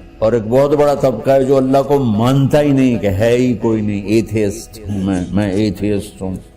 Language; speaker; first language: Urdu; non-native, local second language; Punjabi